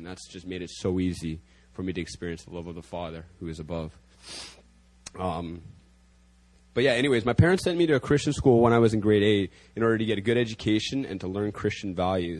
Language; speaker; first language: English; native; English